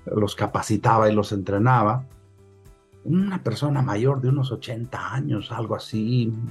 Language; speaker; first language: Spanish; native; Spanish